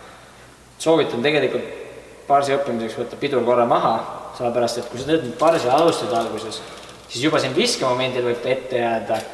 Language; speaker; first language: Estonian; native; Estonian